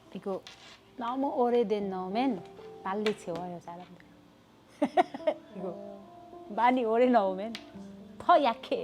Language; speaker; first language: Korean; non-native, learner; Nepali